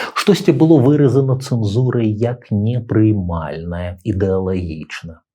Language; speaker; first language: Belarusian; native; Belarusian